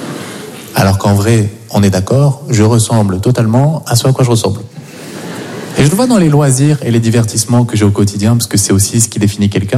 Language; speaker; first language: French; native; French